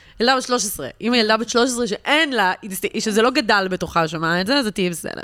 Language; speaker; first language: Hebrew; native; Hebrew